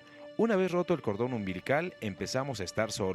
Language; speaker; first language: Spanish; native; Spanish